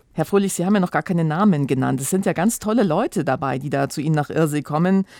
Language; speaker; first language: German; native; German